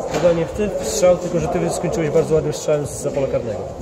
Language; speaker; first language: Polish; native; Polish